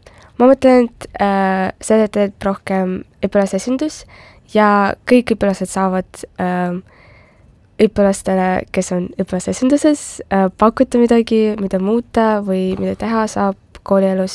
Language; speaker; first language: Estonian; non-native, local second language; Russian